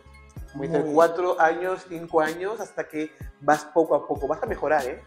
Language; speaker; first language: Spanish; native; Spanish